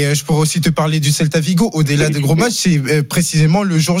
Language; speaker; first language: French; native; French